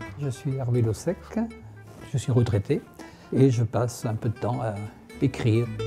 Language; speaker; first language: French; non-native, local second language; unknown